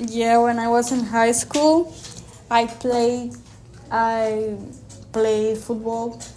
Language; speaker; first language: English; non-native, learner; Spanish